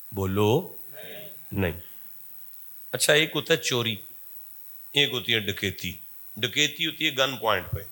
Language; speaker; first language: Urdu; non-native, local second language; Punjabi